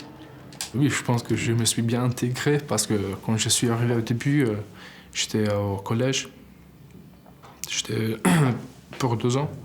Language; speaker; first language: French; non-native, learner; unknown